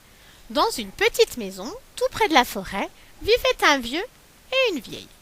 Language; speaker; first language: French; native; French